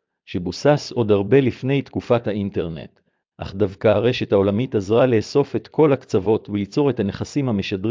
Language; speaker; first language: Hebrew; native; Hebrew